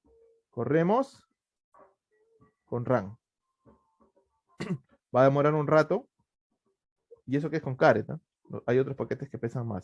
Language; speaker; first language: Spanish; native; Spanish